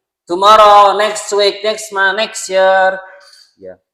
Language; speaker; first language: English; non-native, learner; Indonesian